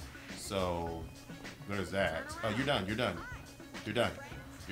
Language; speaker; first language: English; native; English